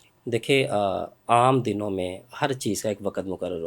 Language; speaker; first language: Urdu; native; Urdu